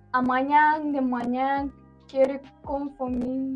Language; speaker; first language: Portuguese; non-native, learner; Kyrgyz